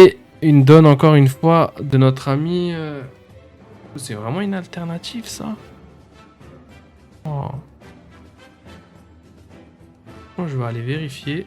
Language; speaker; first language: French; native; French